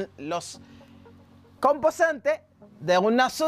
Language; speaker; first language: Spanish; non-native, fluent; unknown